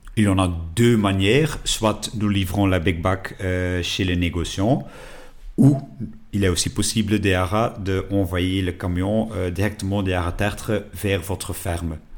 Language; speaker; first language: French; non-native, local second language; Dutch